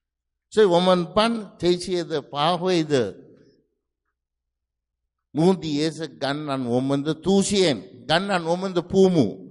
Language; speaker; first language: Chinese; non-native, fluent; Sinhala